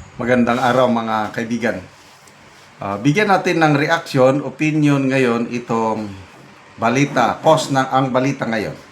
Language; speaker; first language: Filipino; non-native, local second language; Iloko